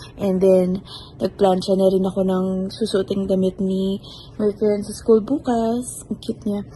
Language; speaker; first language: Filipino; non-native, local second language; Hiligaynon